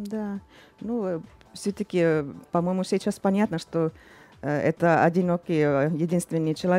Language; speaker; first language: Russian; non-native, fluent; Finnish